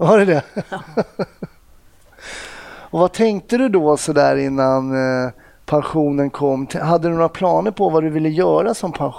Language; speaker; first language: Swedish; native; Swedish